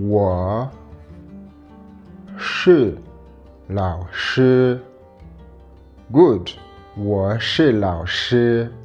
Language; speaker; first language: Chinese; non-native, fluent; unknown